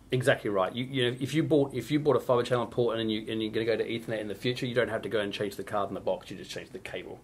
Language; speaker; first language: English; native; English